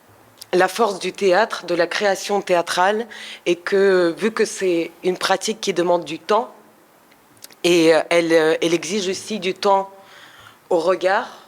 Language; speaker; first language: French; non-native, fluent; Russian